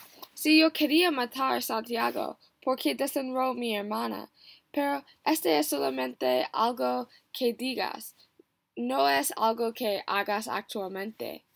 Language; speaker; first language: Spanish; non-native, learner; English